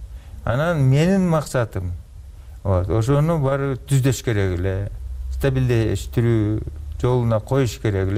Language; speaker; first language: Kyrgyz; native; Kyrgyz